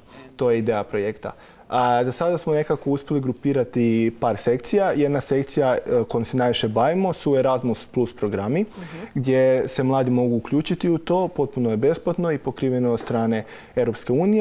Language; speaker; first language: Croatian; native; Croatian